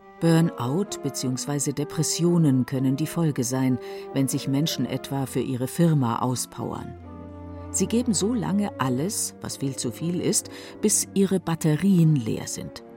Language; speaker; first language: German; native; German